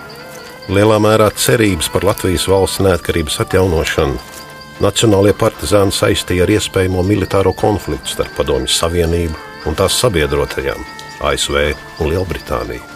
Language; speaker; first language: Latvian; native; Latvian